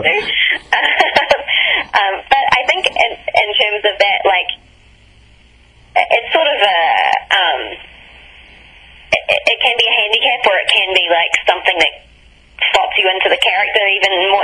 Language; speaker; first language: English; native; English